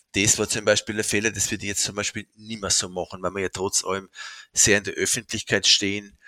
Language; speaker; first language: German; non-native, fluent; French